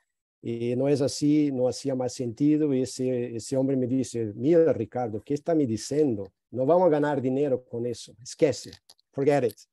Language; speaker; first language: Spanish; non-native, fluent; Portuguese